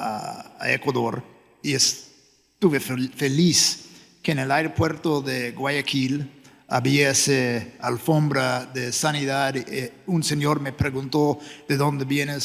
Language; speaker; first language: Spanish; non-native, fluent; English